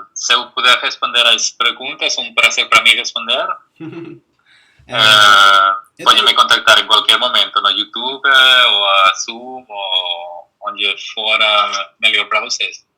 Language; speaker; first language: Portuguese; non-native, fluent; Spanish